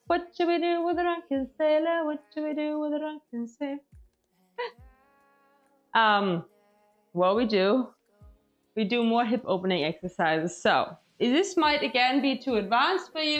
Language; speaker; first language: English; non-native, fluent; German